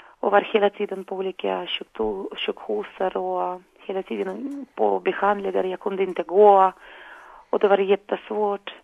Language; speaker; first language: Swedish; non-native, fluent; Russian